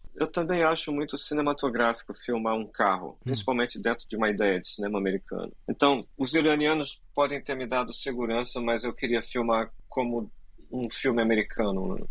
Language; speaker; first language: Portuguese; native; Portuguese